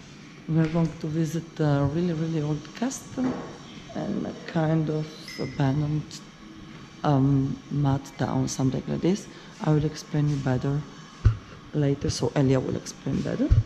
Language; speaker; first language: English; non-native, fluent; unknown